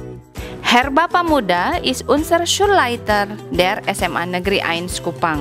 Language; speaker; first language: German; non-native, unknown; Indonesian